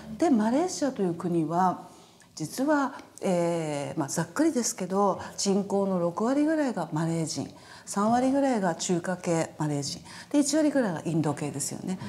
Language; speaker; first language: Japanese; native; Japanese